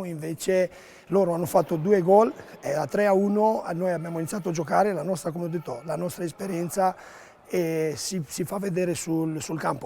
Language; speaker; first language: Italian; non-native, learner; Romanian